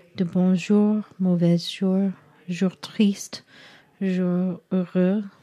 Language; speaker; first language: French; non-native, learner; English